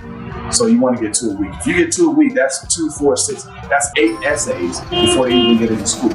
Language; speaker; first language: English; native; English